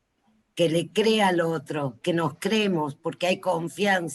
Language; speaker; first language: Spanish; native; Spanish